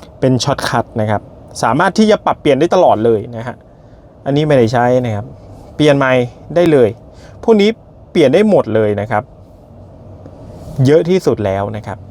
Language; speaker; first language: Thai; native; Thai